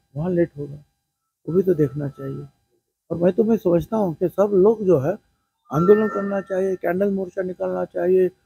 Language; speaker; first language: Hindi; non-native, local second language; Marathi